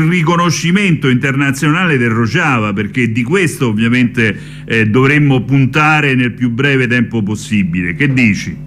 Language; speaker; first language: Italian; native; Italian